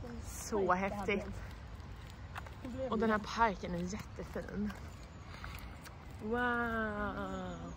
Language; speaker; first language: Swedish; native; Swedish